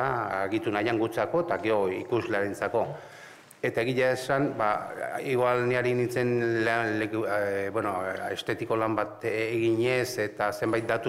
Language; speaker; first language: Basque; non-native, local second language; Spanish